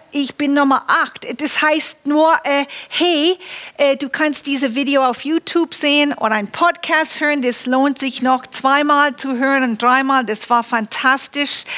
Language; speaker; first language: German; non-native, fluent; English